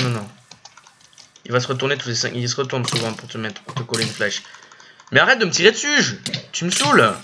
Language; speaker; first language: French; native; French